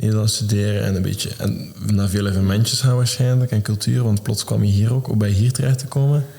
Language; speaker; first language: Dutch; native; Dutch